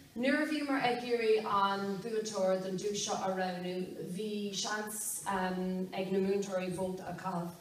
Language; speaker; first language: Irish; non-native, local second language; English